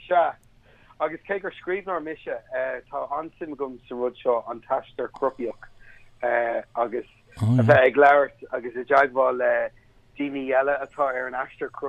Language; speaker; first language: Irish; non-native, local second language; English